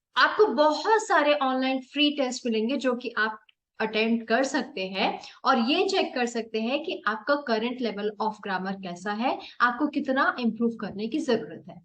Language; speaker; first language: Hindi; native; Hindi